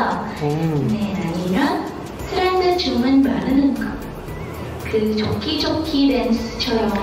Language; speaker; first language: Korean; non-native, learner; Indonesian